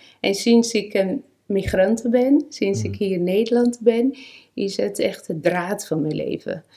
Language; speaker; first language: Dutch; non-native, fluent; Portuguese